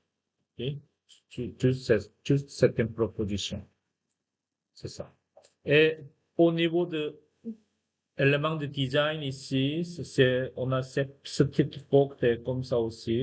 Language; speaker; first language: French; non-native, fluent; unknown